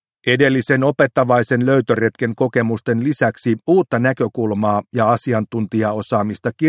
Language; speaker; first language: Finnish; native; Finnish